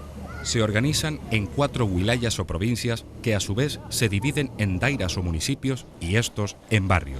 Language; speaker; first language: Spanish; native; Spanish